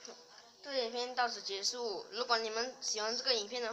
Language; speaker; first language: Chinese; early bilingual, heritage; Chinese